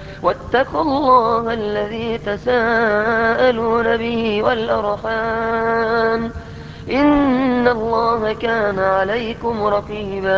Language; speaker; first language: Arabic; native; Arabic